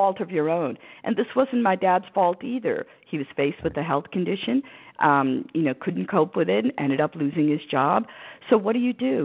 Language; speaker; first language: English; early bilingual, other home language; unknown